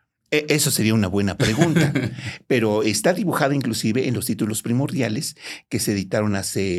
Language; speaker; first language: Spanish; native; Spanish